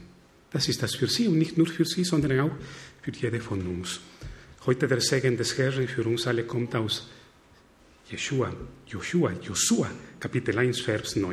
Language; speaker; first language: German; non-native, fluent; Spanish